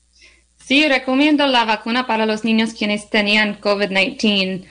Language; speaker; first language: Spanish; non-native, learner; English